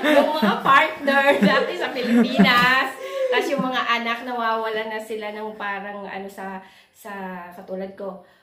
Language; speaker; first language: Filipino; native; Filipino